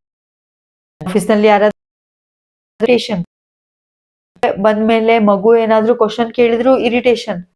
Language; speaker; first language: Kannada; native; Kannada